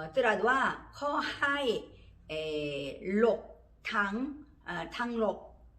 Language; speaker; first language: Thai; non-native, learner; Korean